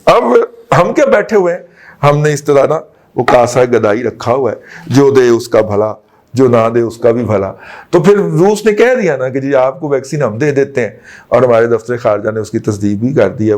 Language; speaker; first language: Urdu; non-native, local second language; Punjabi